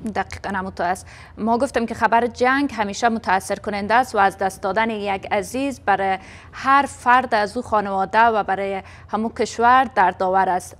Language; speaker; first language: Persian; native; Persian